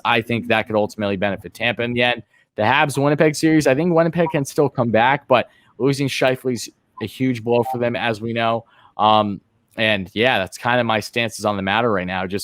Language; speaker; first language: English; native; English